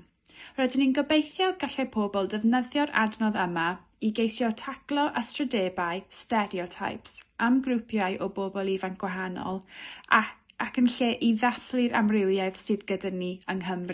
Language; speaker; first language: Welsh; native; Welsh